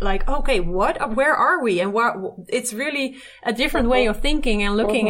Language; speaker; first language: English; non-native, fluent; Dutch